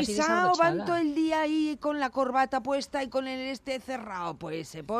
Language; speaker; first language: Spanish; native; Spanish